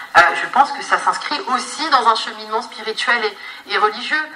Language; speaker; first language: French; native; French